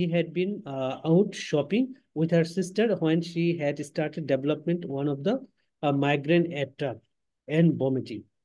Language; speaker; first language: English; non-native, local second language; Bangla